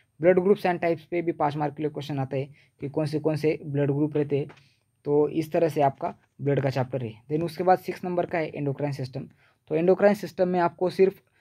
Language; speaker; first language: Hindi; non-native, local second language; Marathi